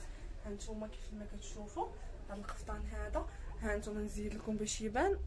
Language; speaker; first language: Arabic; native; Arabic